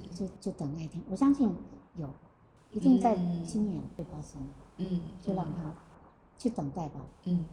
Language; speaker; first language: Chinese; native; Chinese